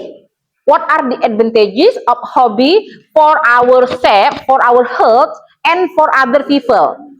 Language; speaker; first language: English; non-native, learner; Indonesian